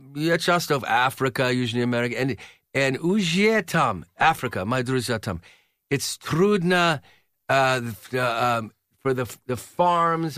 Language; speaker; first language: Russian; non-native, learner; English